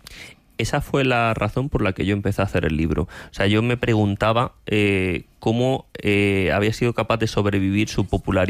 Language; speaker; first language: Spanish; native; Spanish